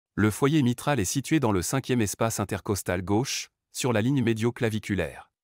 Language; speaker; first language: French; non-native, local second language; Arabic